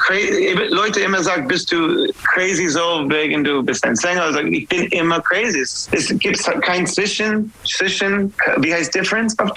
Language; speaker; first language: German; non-native, learner; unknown